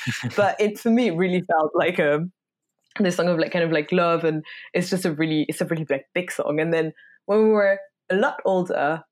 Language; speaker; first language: English; non-native, fluent; French